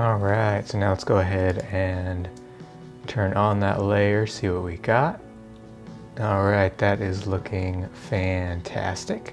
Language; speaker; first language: English; native; English